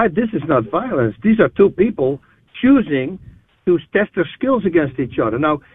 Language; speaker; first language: English; non-native, fluent; Dutch